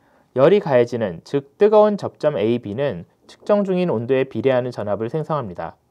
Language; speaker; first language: Korean; native; Korean